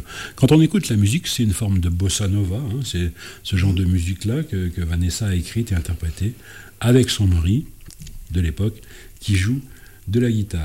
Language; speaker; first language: French; native; French